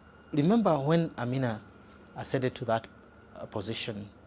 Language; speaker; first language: English; non-native, local second language; Swahili